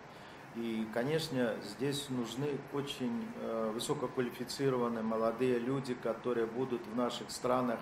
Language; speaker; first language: Russian; native; Russian